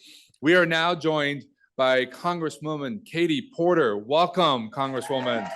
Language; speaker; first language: English; native; English